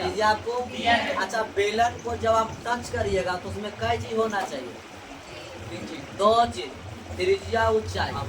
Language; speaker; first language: Hindi; native; Hindi